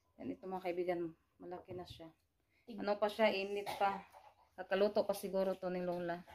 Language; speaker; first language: Filipino; non-native, local second language; Cebuano